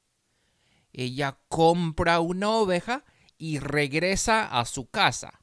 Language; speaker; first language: Spanish; non-native, fluent; English